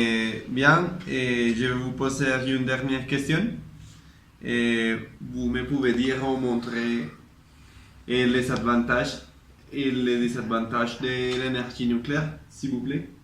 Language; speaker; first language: French; non-native, learner; Spanish